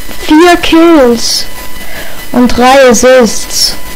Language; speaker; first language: English; non-native, learner; German